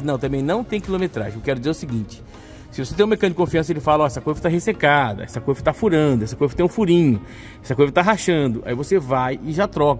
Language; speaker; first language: Portuguese; native; Portuguese